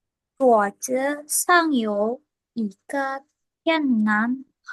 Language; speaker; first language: Chinese; non-native, learner; Indonesian